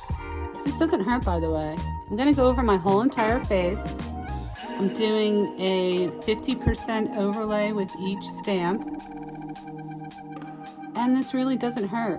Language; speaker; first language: English; native; English